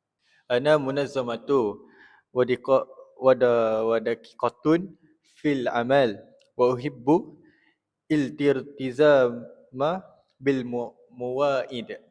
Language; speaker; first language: Arabic; non-native, learner; Malay